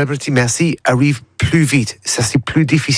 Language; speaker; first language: French; non-native, learner; English